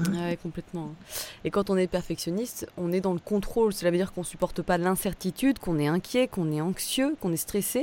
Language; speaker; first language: French; native; French